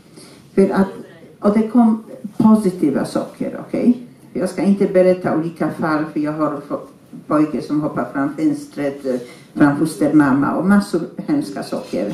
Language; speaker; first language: Swedish; non-native, fluent; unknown